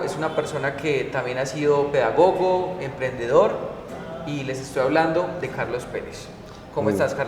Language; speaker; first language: Spanish; native; Spanish